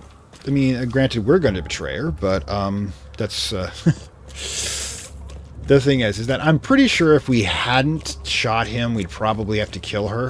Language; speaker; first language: English; native; English